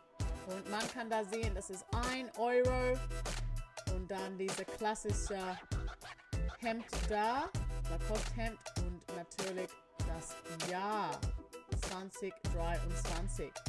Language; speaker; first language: German; non-native, learner; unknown